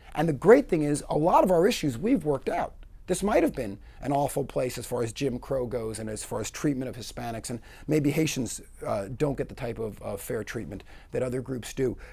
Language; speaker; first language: English; native; English